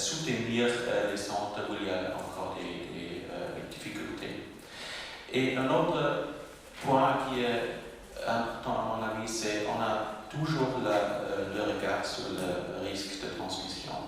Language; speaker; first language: French; non-native, local second language; German